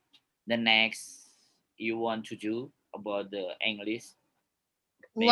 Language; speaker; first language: English; non-native, learner; Indonesian